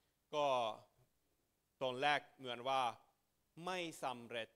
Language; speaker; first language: Thai; non-native, fluent; Finnish